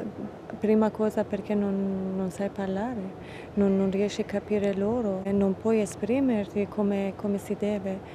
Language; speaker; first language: Italian; non-native, fluent; Persian